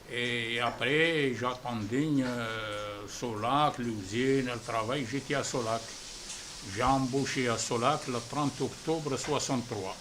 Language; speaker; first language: French; non-native, fluent; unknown